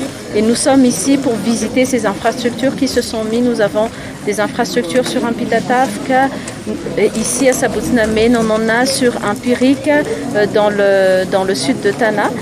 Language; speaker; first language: French; non-native, local second language; Malagasy